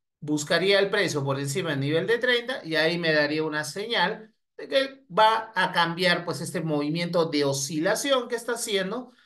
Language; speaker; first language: Spanish; native; Spanish